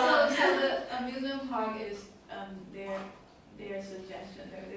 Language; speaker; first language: English; non-native, learner; Chinese